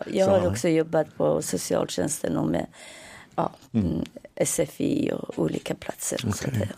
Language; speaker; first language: Swedish; non-native, fluent; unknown